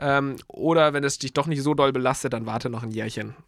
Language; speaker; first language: German; native; German